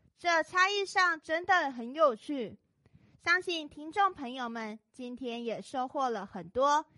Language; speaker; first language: Chinese; native; Chinese